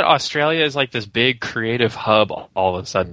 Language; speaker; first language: English; non-native, fluent; Spanish